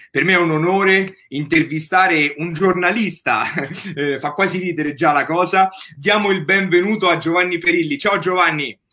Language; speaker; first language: Italian; native; Italian